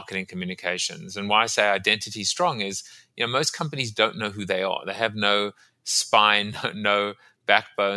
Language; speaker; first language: English; native; English